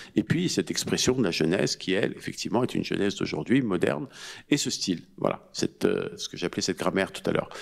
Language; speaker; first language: French; native; French